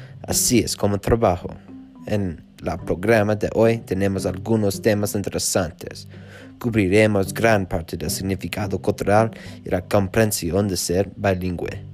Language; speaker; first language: Spanish; non-native, learner; English